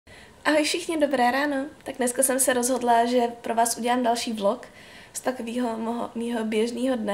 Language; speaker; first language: Czech; native; Czech